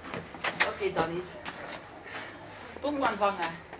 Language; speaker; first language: Dutch; native; Dutch